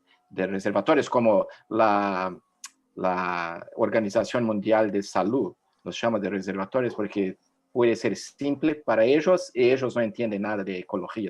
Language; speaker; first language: Spanish; non-native, fluent; Portuguese